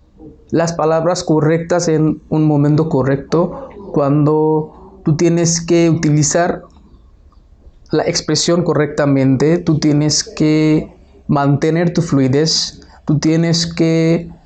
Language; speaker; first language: Spanish; non-native, fluent; Bangla